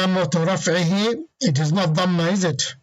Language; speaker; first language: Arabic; non-native, fluent; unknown